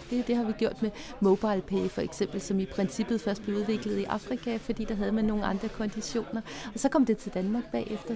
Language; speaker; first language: Danish; native; Danish